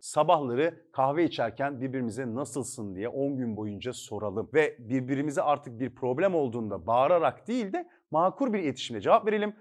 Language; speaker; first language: Turkish; native; Turkish